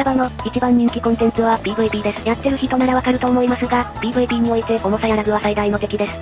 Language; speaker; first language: Japanese; native; Japanese